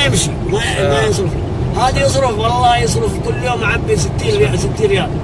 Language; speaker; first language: Arabic; non-native, fluent; Indonesian